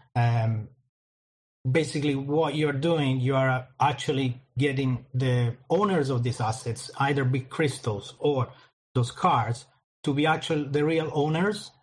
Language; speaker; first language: English; non-native, fluent; Italian